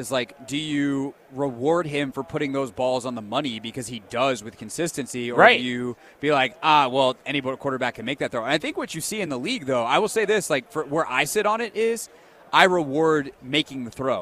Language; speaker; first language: English; native; English